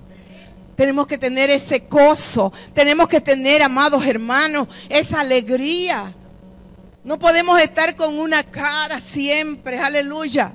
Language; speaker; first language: Spanish; native; Spanish